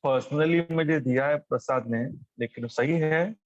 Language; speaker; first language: Hindi; non-native, local second language; Marathi